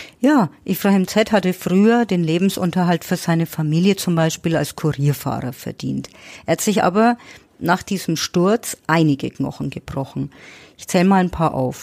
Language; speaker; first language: German; native; German